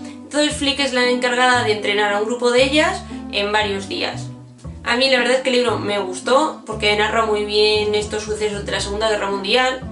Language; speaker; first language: Spanish; native; Spanish